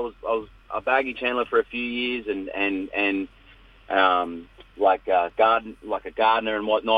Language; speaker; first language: English; native; English